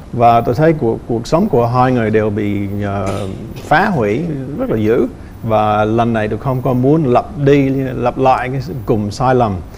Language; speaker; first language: Vietnamese; non-native, fluent; English